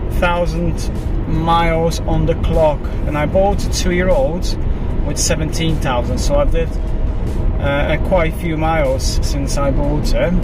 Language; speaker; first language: English; non-native, fluent; Polish